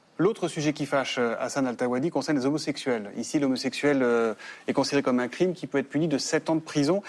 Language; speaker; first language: French; native; French